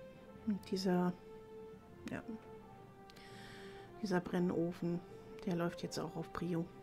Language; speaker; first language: German; native; German